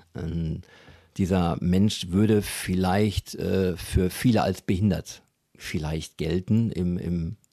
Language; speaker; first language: German; native; German